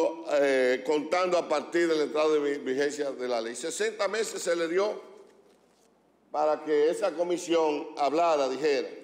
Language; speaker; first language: Spanish; native; Spanish